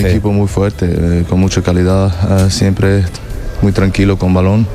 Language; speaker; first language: Spanish; non-native, learner; German